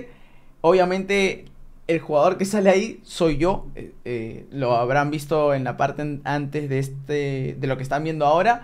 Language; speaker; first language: Spanish; native; Spanish